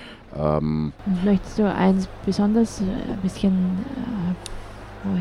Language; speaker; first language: German; native; German